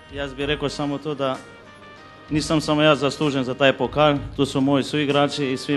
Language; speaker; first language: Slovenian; non-native, learner; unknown